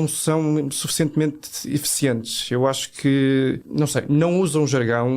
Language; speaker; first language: Portuguese; native; Portuguese